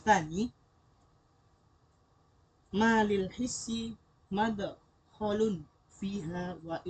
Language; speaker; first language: Arabic; non-native, learner; Indonesian